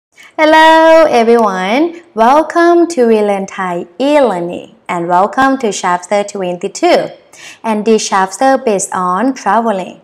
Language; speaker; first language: English; non-native, learner; Thai